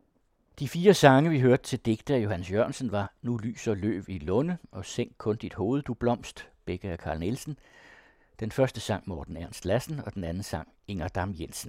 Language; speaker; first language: Danish; native; Danish